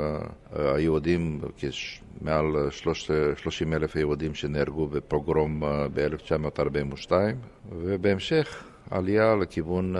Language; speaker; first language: Hebrew; non-native, fluent; Romanian